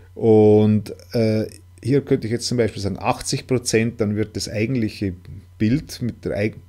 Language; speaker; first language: German; non-native, local second language; Swiss German